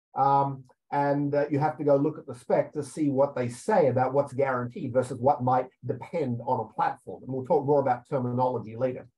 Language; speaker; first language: English; native; English